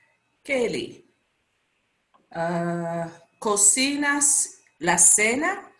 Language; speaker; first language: Spanish; non-native, learner; English